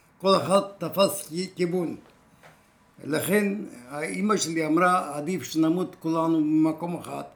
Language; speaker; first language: Hebrew; non-native, fluent; Romanian